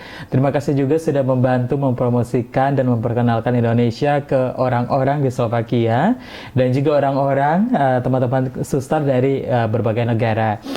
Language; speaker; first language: Indonesian; non-native, fluent; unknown